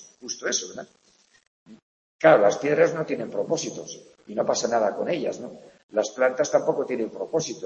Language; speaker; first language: Spanish; native; Spanish